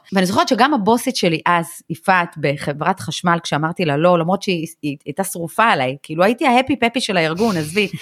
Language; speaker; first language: Hebrew; early bilingual, other home language; Russian